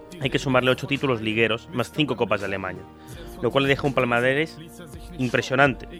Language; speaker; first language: Spanish; native; Spanish